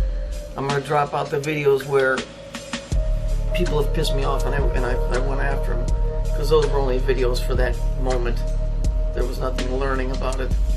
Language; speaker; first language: English; native; English